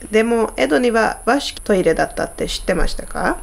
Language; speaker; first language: Japanese; non-native, fluent; Hungarian